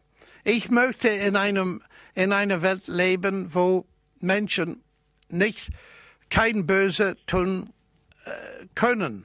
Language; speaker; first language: German; non-native, fluent; English